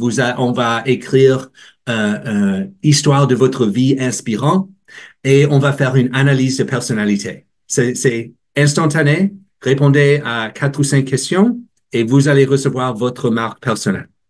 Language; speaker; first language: French; non-native, learner; English